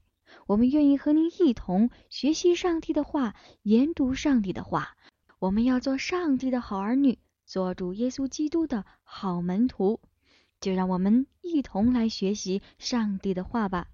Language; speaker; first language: Chinese; native; Chinese